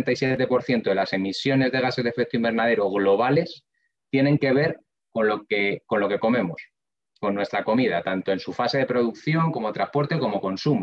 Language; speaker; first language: Spanish; native; Spanish